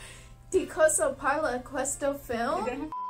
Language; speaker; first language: Italian; non-native, learner; English